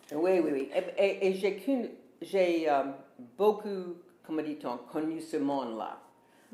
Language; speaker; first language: French; non-native, fluent; English